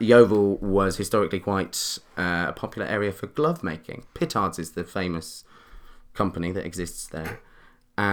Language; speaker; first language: English; native; English